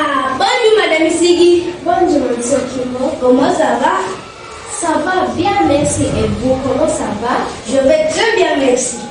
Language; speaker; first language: French; non-native, learner; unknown